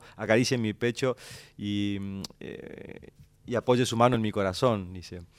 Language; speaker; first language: Spanish; native; Spanish